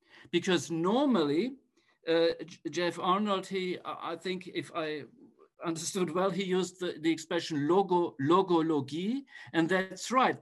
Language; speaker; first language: English; non-native, fluent; German